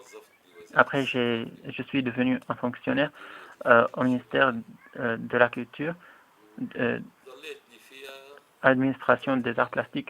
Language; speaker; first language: French; non-native, fluent; Arabic